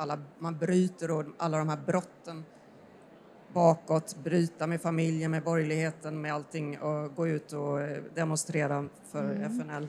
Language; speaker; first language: Swedish; native; Swedish